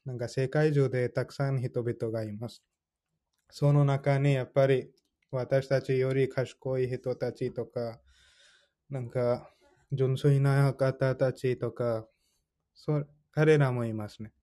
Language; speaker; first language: Japanese; non-native, fluent; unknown